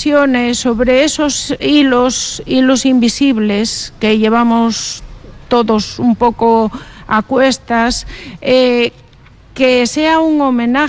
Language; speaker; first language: Spanish; non-native, local second language; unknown